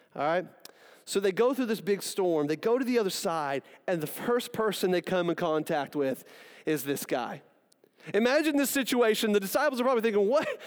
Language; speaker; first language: English; native; English